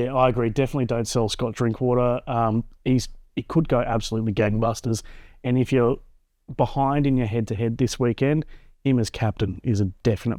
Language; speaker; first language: English; native; English